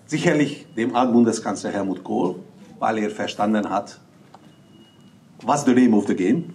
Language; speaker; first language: German; non-native, fluent; Hungarian